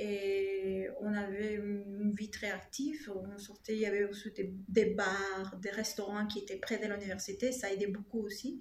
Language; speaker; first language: French; non-native, fluent; Spanish